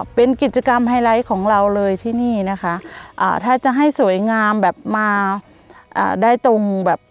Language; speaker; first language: Thai; native; Thai